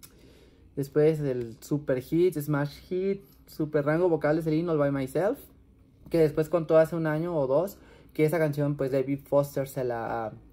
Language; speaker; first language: Spanish; native; Spanish